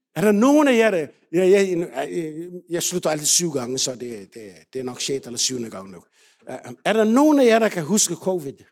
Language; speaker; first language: Danish; native; Danish